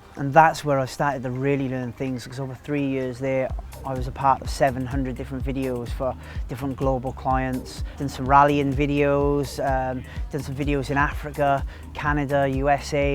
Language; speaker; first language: English; native; English